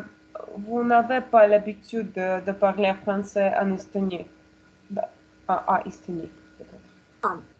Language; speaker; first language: French; non-native, learner; Russian